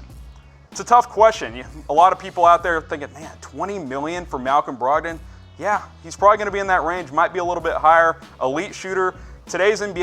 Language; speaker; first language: English; native; English